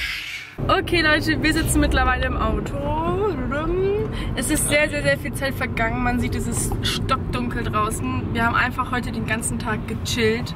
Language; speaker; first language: German; native; German